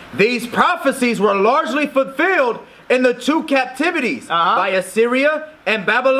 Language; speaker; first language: English; native; English